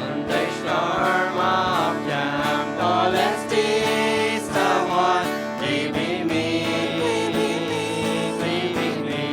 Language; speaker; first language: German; non-native, learner; Plautdietsch